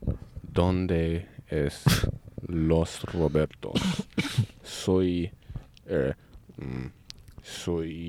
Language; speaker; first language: Spanish; non-native, learner; English